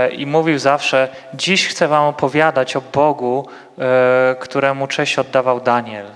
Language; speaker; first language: Polish; native; Polish